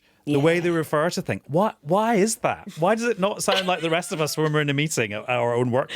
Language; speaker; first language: English; native; English